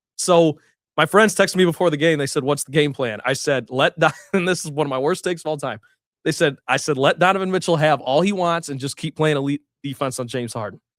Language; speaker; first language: English; native; English